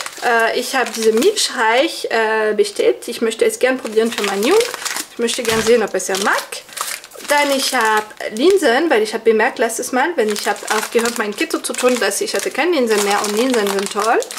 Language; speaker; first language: German; non-native, fluent; French